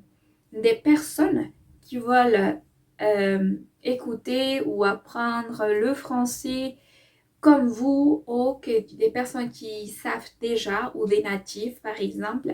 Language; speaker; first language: French; non-native, fluent; Spanish